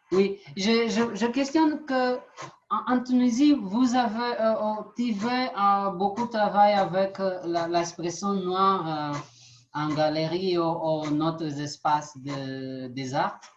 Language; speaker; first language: French; non-native, learner; Portuguese